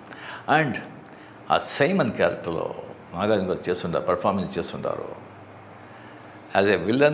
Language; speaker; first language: Telugu; non-native, local second language; Marathi